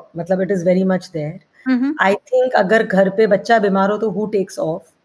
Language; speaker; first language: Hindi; non-native, local second language; Marwari